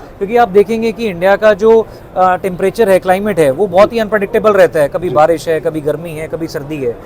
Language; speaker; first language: Hindi; native; Hindi